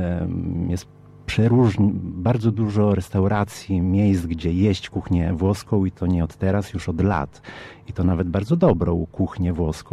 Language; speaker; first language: Polish; early bilingual, heritage; Polish